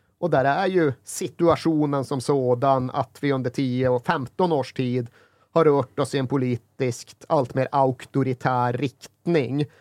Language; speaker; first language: Swedish; native; Swedish